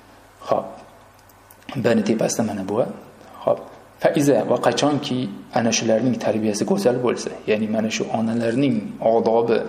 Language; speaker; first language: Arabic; non-native, fluent; Uzbek